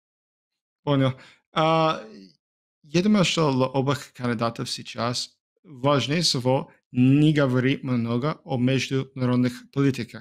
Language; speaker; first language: Ukrainian; non-native, learner; English